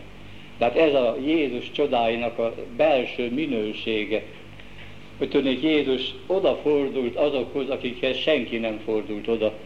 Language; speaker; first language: Hungarian; native; Hungarian